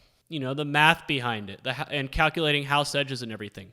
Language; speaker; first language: English; native; English